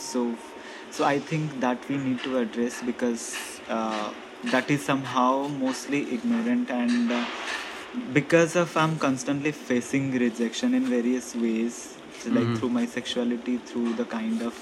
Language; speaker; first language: English; non-native, local second language; Odia